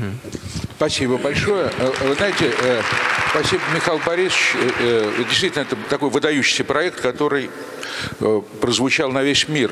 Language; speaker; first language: Russian; native; Russian